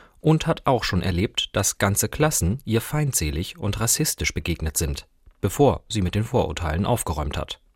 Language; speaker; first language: German; native; German